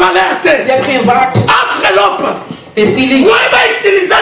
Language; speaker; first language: Dutch; non-native, learner; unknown